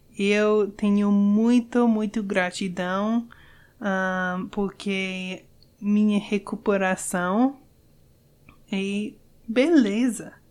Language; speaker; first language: Portuguese; non-native, learner; English